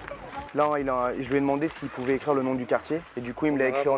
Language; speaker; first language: French; native; French